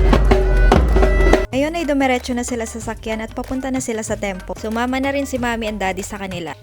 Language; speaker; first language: Filipino; native; Filipino